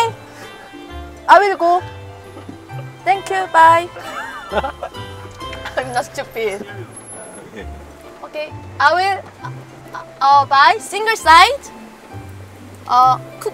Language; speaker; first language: English; non-native, learner; Korean